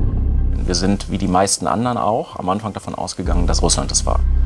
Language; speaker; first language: German; native; German